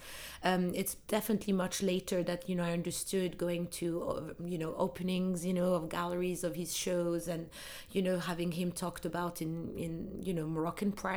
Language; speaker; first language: English; non-native, fluent; Arabic